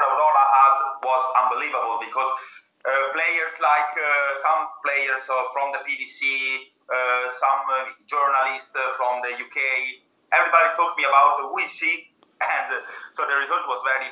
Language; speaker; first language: English; non-native, fluent; Italian